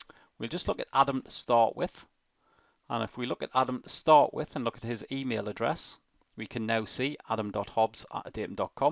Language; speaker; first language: English; native; English